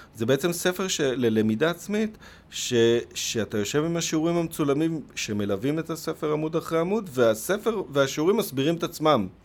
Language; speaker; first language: Hebrew; native; Hebrew